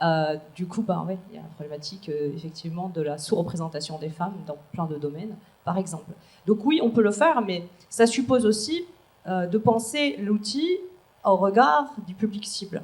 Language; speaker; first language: French; native; French